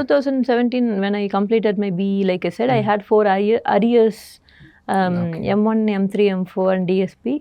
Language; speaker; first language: English; non-native, local second language; Tamil